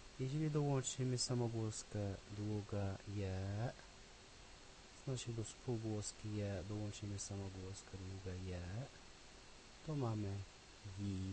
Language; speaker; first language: Polish; non-native, learner; Arabic